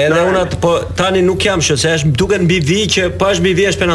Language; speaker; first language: Albanian; native; Albanian